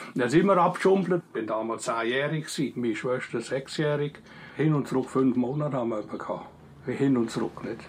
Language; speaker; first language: German; native; German